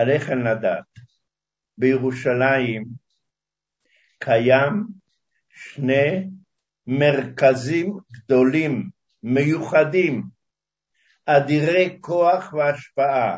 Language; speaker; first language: Hebrew; early bilingual, other home language; Hungarian